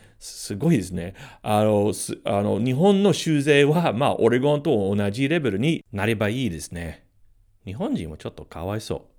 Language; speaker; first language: Japanese; non-native, fluent; English